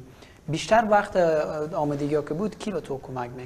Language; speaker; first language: Persian; native; Persian